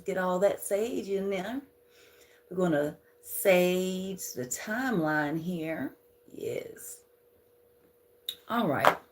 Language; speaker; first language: English; native; English